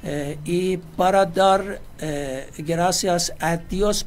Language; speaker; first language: Spanish; non-native, fluent; Persian